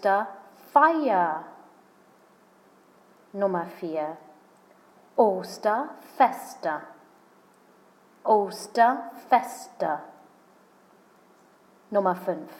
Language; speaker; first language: German; non-native, fluent; English